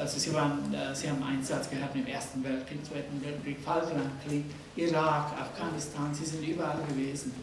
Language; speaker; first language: German; non-native, fluent; Nepali